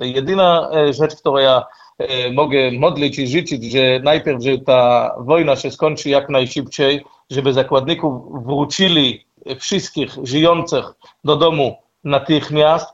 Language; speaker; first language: Polish; non-native, learner; Hebrew